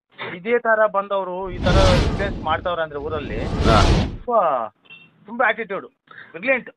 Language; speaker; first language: Kannada; native; Kannada